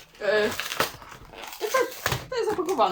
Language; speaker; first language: Polish; native; Polish